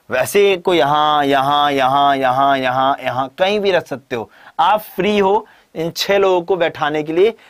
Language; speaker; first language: Hindi; native; Hindi